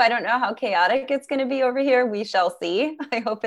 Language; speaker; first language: English; native; English